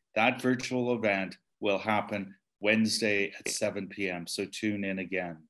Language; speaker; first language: English; native; English